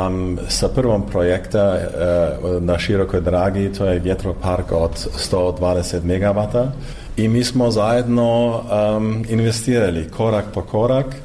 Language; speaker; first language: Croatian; early bilingual, heritage; Croatian